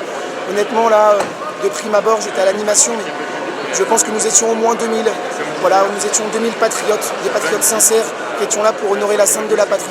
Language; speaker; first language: French; native; French